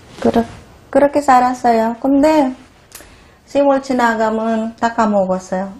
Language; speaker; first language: Korean; non-native, learner; Filipino